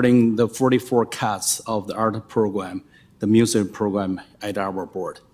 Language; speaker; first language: English; non-native, fluent; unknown